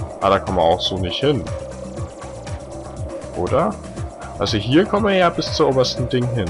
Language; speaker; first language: German; native; German